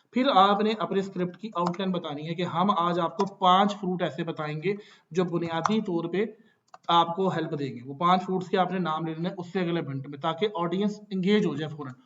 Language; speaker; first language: Urdu; non-native, local second language; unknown